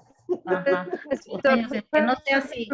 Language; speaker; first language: Spanish; native; Spanish